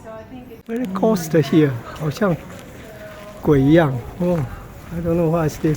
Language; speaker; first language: English; non-native, learner; Chinese